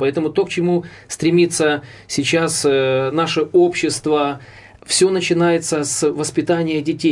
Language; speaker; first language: Russian; native; Russian